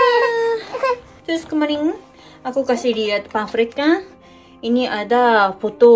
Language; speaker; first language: Indonesian; native; Indonesian